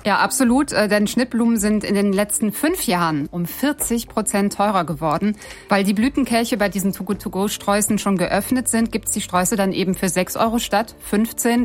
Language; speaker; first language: German; native; German